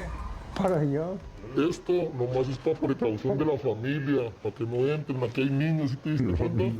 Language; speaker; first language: Spanish; native; Spanish